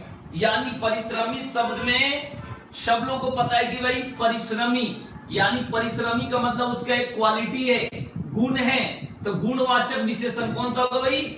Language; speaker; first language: Hindi; native; Hindi